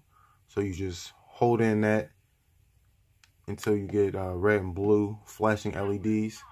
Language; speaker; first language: English; native; English